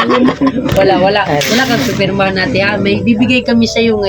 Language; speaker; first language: Filipino; non-native, local second language; Cebuano